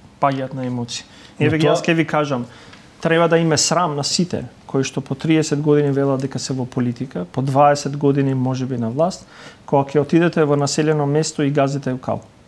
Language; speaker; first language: Macedonian; non-native, local second language; Albanian